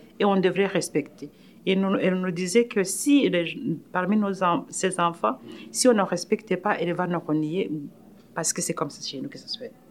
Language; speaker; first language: French; non-native, local second language; Rundi